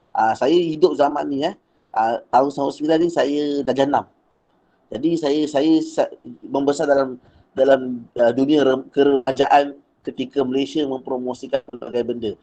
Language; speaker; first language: Malay; native; Malay